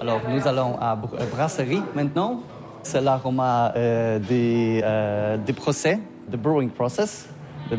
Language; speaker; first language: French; non-native, learner; Polish